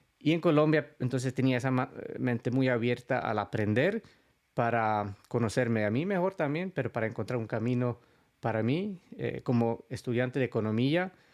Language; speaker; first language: Spanish; non-native, fluent; Swedish